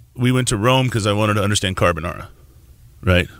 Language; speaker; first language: English; native; English